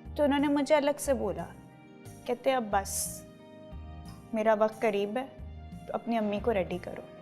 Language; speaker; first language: Urdu; native; Urdu